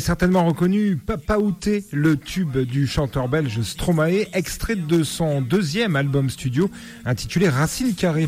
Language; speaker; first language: French; native; French